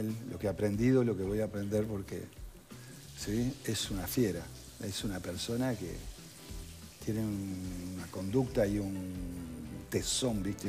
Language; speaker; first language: Spanish; native; Spanish